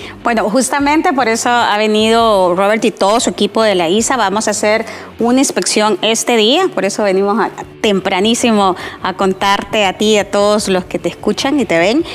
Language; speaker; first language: Spanish; native; Spanish